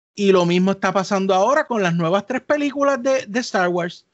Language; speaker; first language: Spanish; native; Spanish